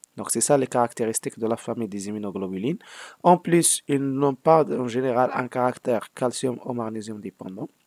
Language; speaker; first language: French; non-native, local second language; Arabic